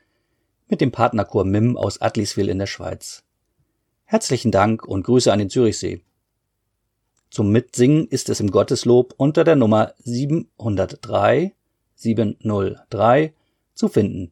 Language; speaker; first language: German; native; German